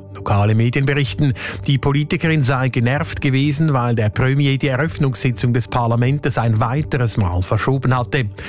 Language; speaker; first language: German; native; German